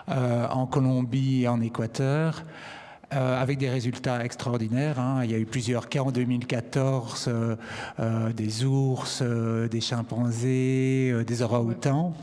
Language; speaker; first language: French; native; French